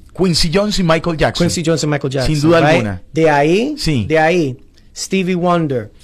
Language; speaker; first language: Spanish; early bilingual, heritage; Spanish